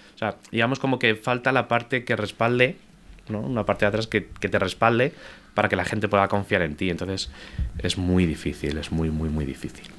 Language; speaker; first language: Spanish; native; Spanish